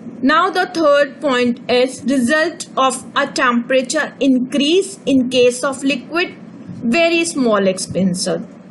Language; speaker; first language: English; non-native, local second language; Hindi